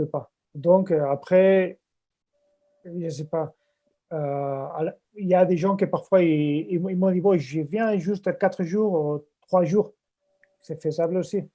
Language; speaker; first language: French; non-native, fluent; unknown